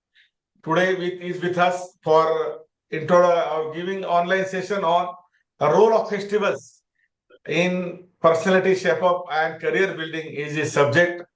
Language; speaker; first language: English; non-native, local second language; Marathi